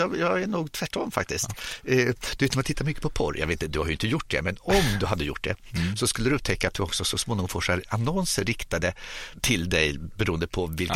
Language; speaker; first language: Swedish; native; Swedish